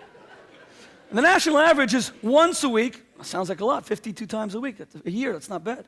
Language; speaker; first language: English; native; English